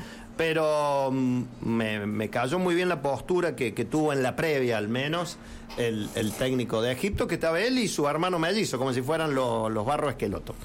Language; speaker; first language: Spanish; native; Spanish